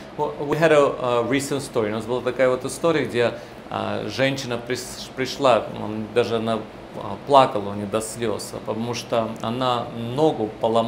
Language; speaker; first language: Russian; early bilingual, heritage; Russian